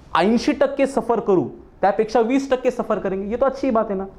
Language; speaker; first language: Hindi; non-native, local second language; Marathi